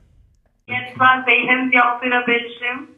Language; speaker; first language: German; non-native, learner; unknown